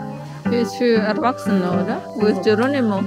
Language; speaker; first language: German; non-native, fluent; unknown